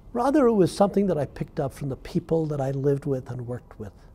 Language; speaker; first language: English; native; English